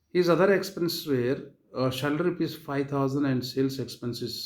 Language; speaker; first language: English; non-native, local second language; Kannada